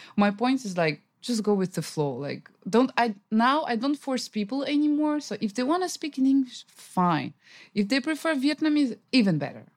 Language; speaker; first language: English; non-native, fluent; Russian